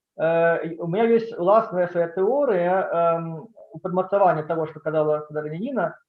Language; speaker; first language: Belarusian; non-native, local second language; Russian